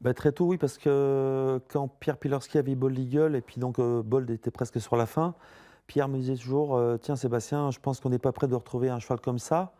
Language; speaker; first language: French; native; French